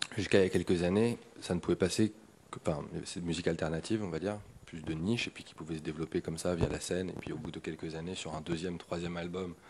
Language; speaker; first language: French; native; French